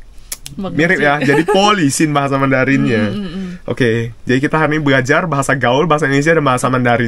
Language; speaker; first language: Indonesian; native; Indonesian